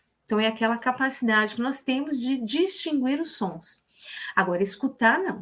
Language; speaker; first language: Portuguese; native; Portuguese